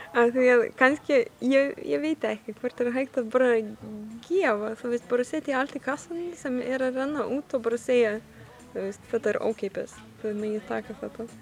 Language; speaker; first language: Icelandic; non-native, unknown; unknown